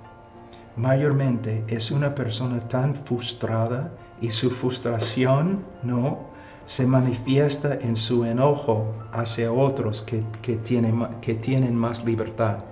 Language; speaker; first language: Spanish; non-native, fluent; English